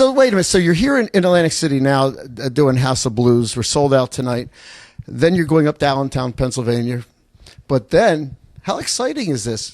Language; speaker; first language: English; native; English